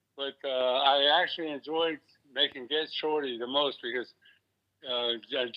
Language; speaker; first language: English; native; English